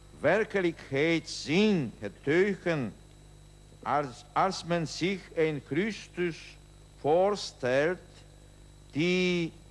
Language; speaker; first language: Dutch; non-native, learner; Polish